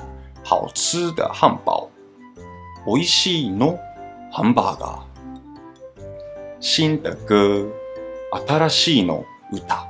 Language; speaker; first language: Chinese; non-native, fluent; Japanese